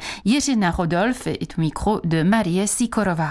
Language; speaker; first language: French; non-native, fluent; Czech